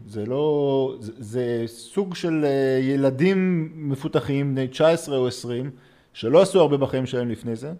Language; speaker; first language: Hebrew; native; Hebrew